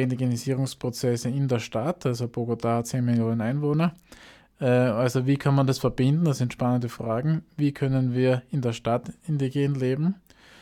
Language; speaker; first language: German; native; German